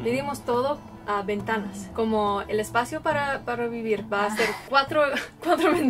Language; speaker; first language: Spanish; non-native, fluent; English